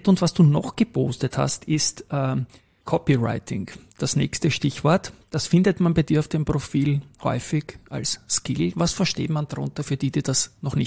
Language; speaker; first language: German; native; German